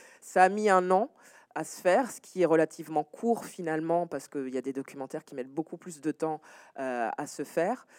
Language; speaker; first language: French; native; French